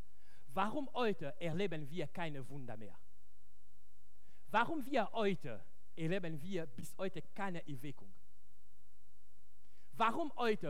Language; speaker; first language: German; non-native, fluent; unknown